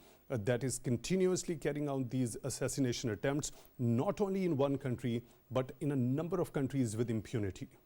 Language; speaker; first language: English; non-native, local second language; Urdu